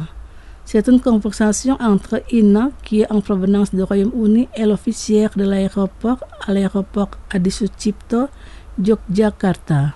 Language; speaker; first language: French; non-native, fluent; Indonesian